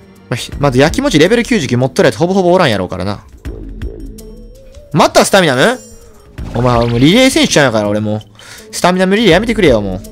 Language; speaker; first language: Japanese; native; Japanese